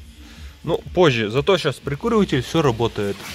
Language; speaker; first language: Russian; native; Russian